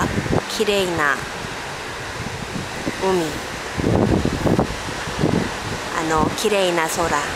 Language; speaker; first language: Japanese; non-native, learner; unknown